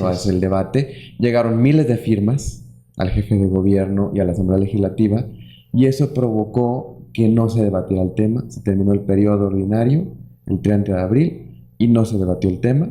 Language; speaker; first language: Spanish; native; Spanish